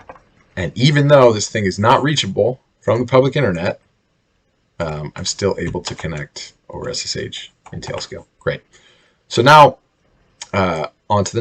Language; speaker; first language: English; native; English